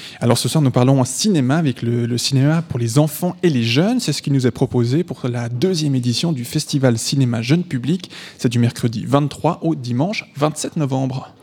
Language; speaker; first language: French; native; French